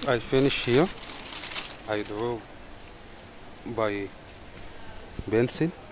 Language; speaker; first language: English; non-native, learner; Arabic